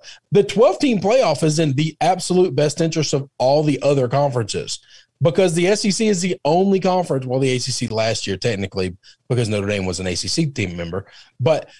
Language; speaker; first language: English; native; English